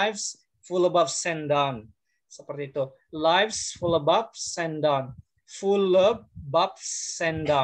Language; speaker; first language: English; non-native, fluent; Indonesian